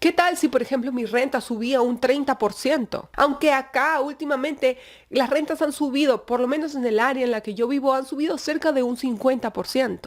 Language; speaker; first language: Spanish; native; Spanish